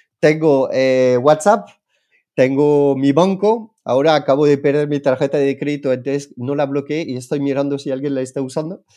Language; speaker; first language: Spanish; non-native, fluent; French